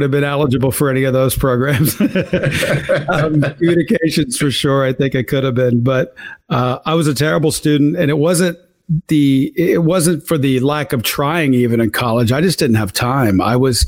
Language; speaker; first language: English; native; English